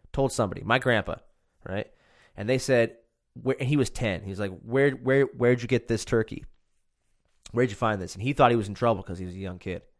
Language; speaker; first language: English; native; English